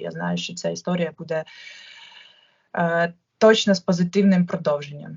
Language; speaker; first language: Ukrainian; non-native, local second language; Russian